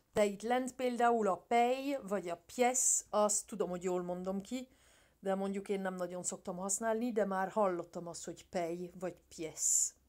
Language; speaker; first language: Hungarian; early bilingual, heritage; French